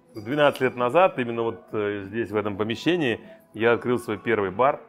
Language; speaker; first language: Russian; native; Russian